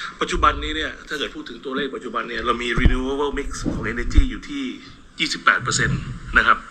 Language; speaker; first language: Thai; native; Thai